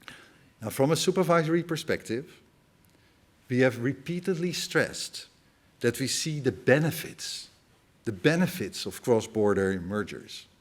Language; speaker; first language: English; non-native, fluent; Dutch